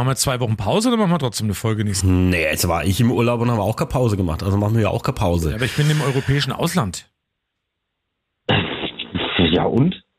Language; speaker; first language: German; native; German